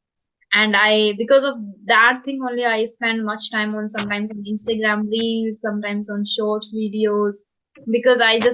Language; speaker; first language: English; non-native, local second language; Hindi